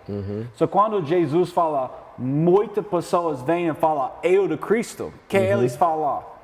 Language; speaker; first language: Portuguese; non-native, learner; English